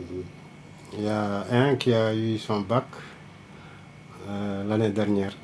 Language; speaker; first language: French; non-native, local second language; Fula